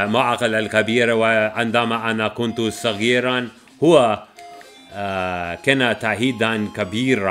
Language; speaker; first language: Arabic; non-native, learner; English